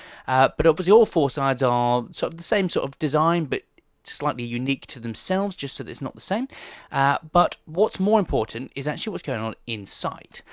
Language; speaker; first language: English; native; English